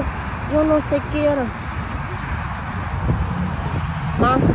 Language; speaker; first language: Spanish; non-native, learner; English